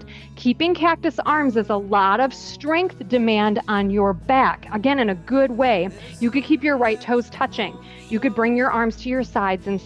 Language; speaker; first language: English; native; English